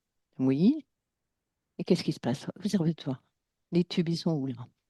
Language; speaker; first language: French; native; French